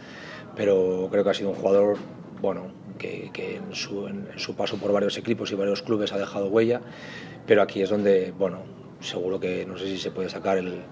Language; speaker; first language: Spanish; native; Spanish